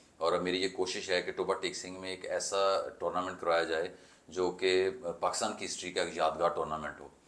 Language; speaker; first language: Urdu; native; Urdu